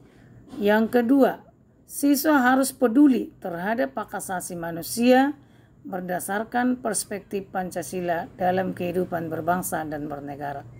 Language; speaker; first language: Indonesian; native; Indonesian